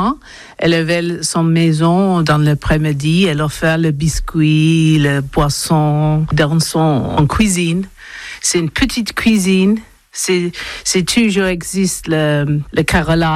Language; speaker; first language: French; non-native, learner; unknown